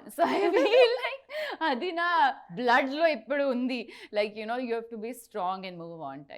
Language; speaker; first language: Telugu; non-native, learner; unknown